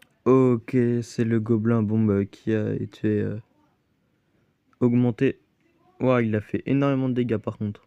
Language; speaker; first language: French; native; French